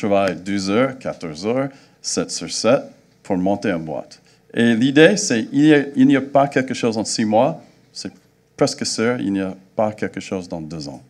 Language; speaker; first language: French; non-native, fluent; English